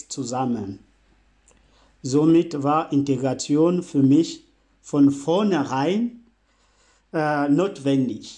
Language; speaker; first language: German; non-native, fluent; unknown